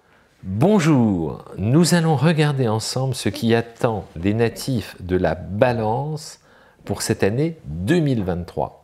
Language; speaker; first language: French; native; French